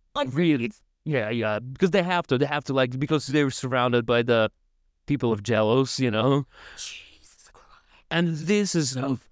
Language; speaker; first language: English; non-native, learner; Russian